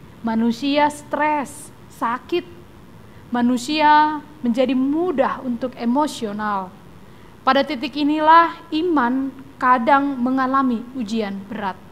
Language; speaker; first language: Indonesian; native; Indonesian